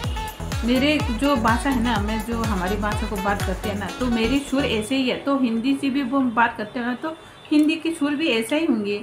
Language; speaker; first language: Hindi; non-native, local second language; Bangla